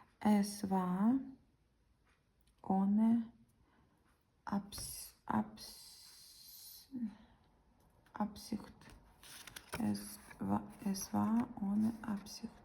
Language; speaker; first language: German; non-native, learner; Ukrainian